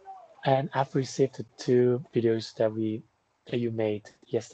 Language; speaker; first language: English; non-native, fluent; Chinese